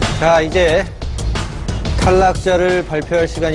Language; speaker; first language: Korean; native; Korean